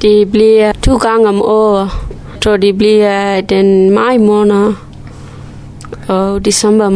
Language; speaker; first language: Danish; non-native, learner; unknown